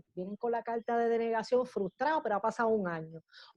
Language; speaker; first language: Spanish; native; Spanish